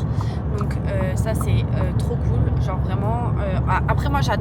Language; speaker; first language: French; native; French